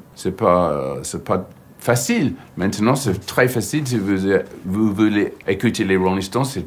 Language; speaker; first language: French; non-native, fluent; English